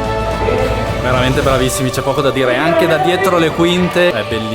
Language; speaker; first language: Italian; native; Italian